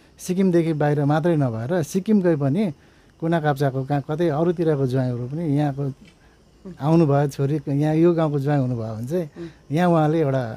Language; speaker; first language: Nepali; native; Nepali